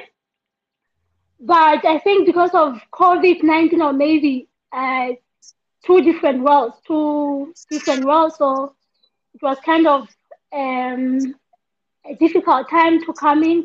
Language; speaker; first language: English; non-native, local second language; Southern Sotho